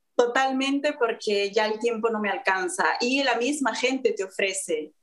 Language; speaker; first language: Spanish; native; Spanish